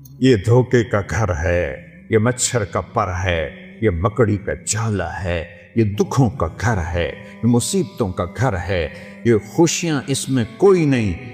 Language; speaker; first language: Urdu; non-native, local second language; Saraiki